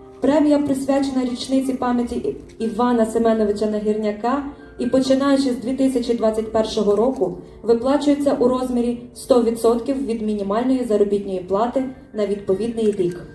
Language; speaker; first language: Ukrainian; native; Ukrainian